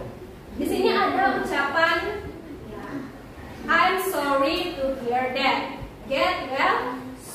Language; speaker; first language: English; non-native, fluent; Indonesian